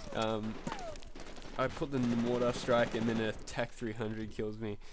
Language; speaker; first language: English; native; English